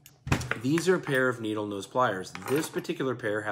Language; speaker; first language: English; native; English